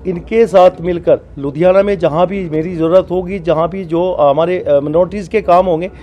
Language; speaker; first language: Hindi; non-native, local second language; Punjabi